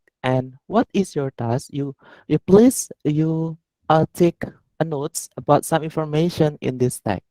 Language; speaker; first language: English; non-native, learner; Indonesian